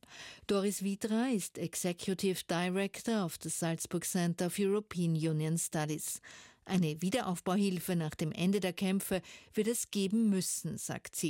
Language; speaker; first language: German; native; German